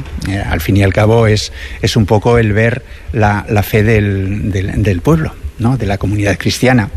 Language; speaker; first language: Spanish; native; Spanish